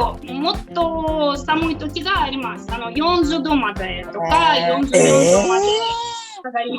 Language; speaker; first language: Japanese; non-native, fluent; Russian